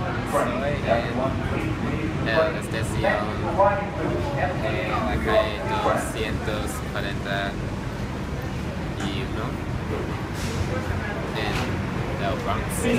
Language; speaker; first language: Spanish; non-native, learner; English